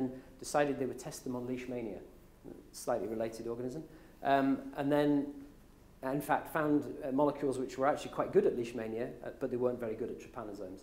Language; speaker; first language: English; native; English